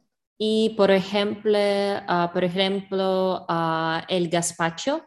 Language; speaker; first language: Spanish; non-native, learner; English